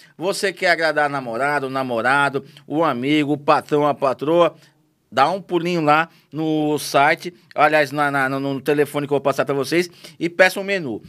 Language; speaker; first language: Portuguese; native; Portuguese